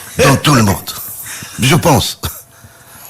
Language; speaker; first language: French; non-native, local second language; Arabic